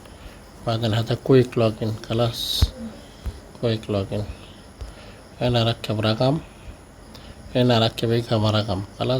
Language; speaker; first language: Arabic; non-native, learner; Bangla